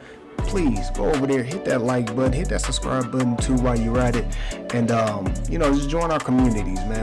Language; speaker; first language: English; native; English